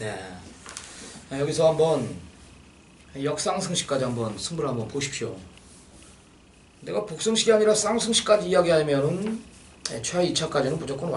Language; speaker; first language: Korean; native; Korean